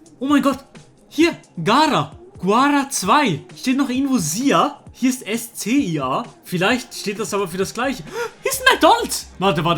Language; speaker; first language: German; native; German